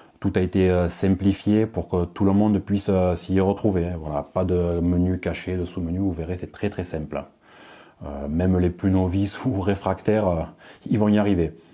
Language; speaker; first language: French; native; French